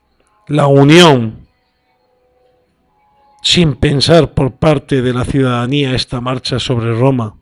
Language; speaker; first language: Spanish; native; Spanish